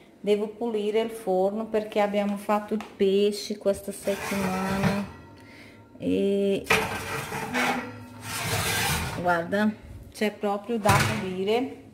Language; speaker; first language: Italian; non-native, fluent; Portuguese